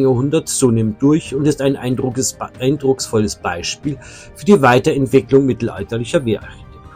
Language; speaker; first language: German; native; German